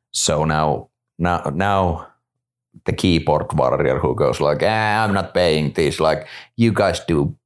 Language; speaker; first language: English; non-native, fluent; Finnish